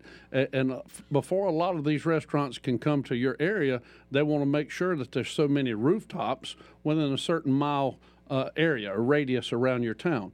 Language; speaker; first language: English; native; English